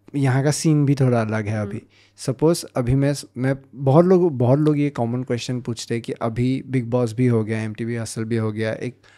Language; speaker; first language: Hindi; non-native, local second language; Assamese